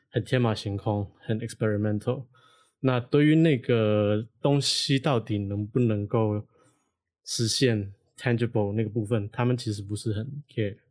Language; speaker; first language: Chinese; non-native, local second language; Cantonese